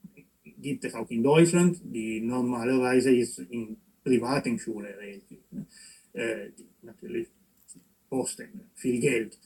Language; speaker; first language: German; non-native, fluent; Italian